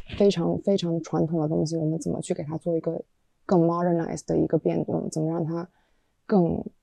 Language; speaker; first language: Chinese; native; Chinese